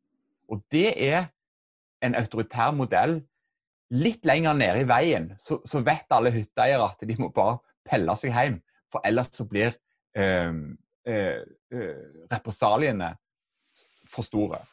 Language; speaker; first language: Norwegian; native; Norwegian